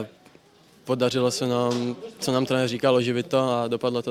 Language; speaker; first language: Czech; native; Czech